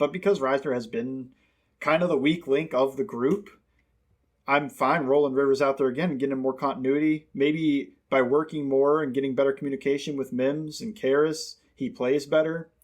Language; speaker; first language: English; native; English